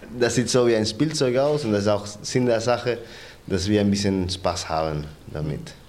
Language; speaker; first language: German; non-native, fluent; Spanish